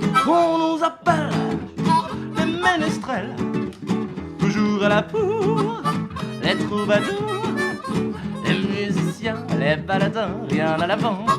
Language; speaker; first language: French; native; French